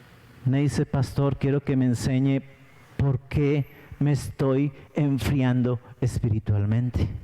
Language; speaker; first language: Spanish; native; Spanish